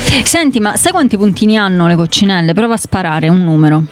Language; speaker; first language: Italian; native; Italian